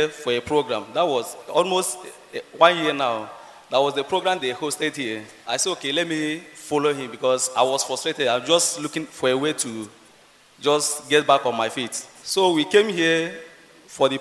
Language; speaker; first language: English; non-native, local second language; Igbo